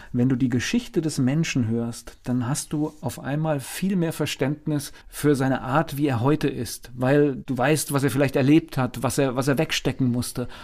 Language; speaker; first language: German; native; German